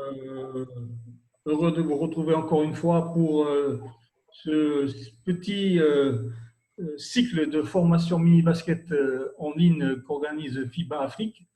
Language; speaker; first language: French; non-native, local second language; Arabic